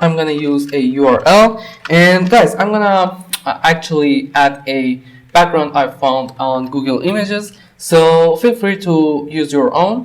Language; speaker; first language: English; non-native, fluent; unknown